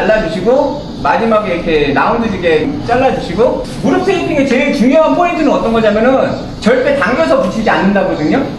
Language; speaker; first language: Korean; native; Korean